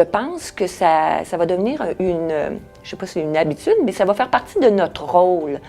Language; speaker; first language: French; native; French